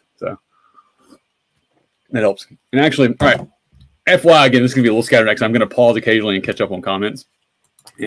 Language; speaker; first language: English; native; English